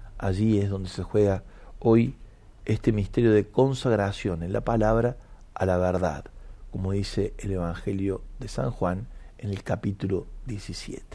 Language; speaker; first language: Spanish; native; Spanish